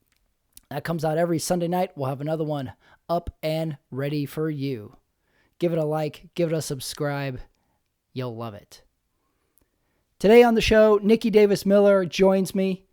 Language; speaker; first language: English; native; English